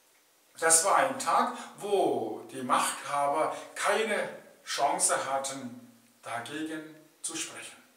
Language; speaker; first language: German; non-native, fluent; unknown